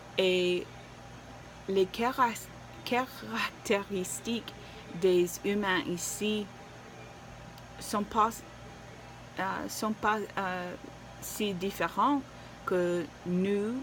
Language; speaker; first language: French; non-native, learner; English